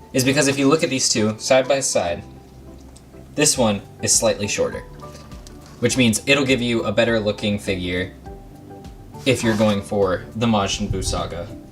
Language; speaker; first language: English; native; English